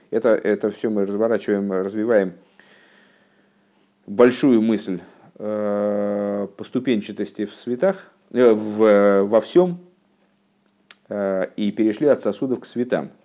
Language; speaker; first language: Russian; native; Russian